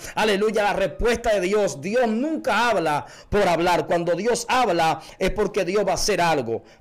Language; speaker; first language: Spanish; native; Spanish